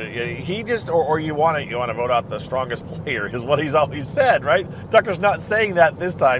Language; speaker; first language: English; native; English